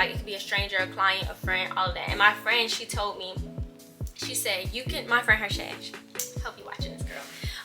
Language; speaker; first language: English; native; English